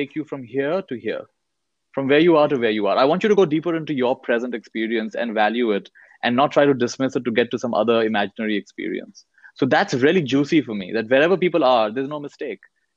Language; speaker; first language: English; non-native, local second language; Hindi